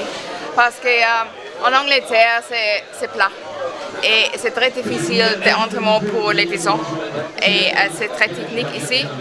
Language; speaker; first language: French; non-native, learner; English